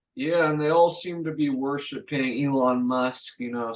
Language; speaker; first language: English; native; English